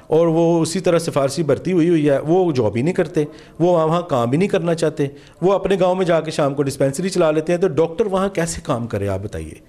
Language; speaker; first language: Urdu; non-native, local second language; Punjabi